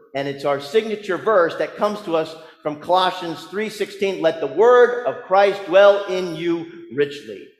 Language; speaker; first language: English; native; English